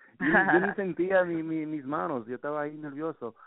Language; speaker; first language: Spanish; early bilingual, heritage; Spanish